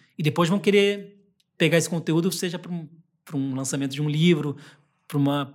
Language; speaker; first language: Portuguese; early bilingual, heritage; Portuguese